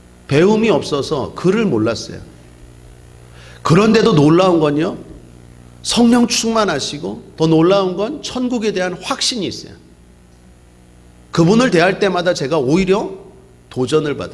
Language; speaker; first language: Korean; native; Korean